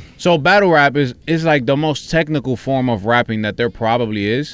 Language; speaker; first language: English; early bilingual, other home language; Spanish